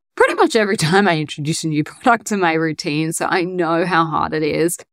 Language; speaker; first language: English; native; English